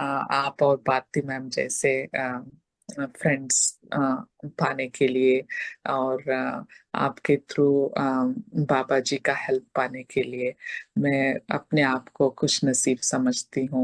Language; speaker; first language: Hindi; non-native, local second language; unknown